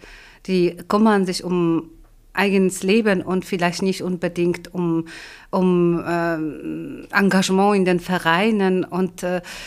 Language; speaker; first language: German; non-native, fluent; Polish